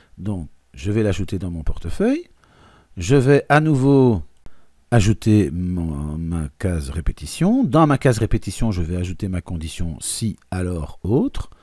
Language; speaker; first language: French; native; French